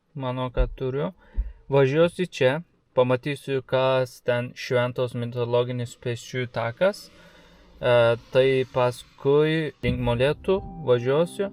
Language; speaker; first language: Lithuanian; non-native, fluent; Turkish